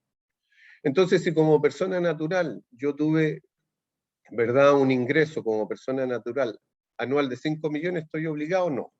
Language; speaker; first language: Spanish; native; Spanish